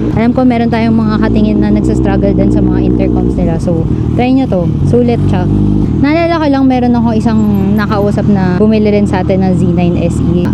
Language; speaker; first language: Filipino; native; Filipino